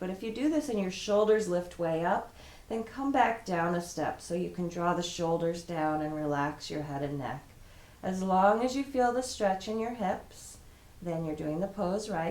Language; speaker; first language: English; native; English